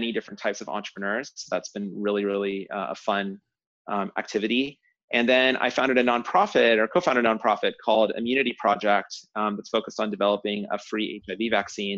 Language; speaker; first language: English; native; English